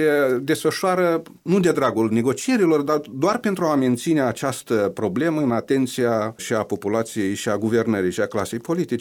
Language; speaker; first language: Romanian; native; Romanian